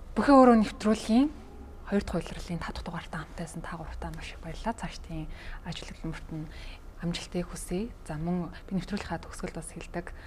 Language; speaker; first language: Mongolian; native; Mongolian